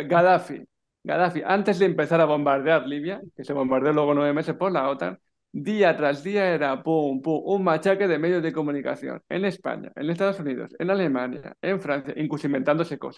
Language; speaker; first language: Spanish; native; Spanish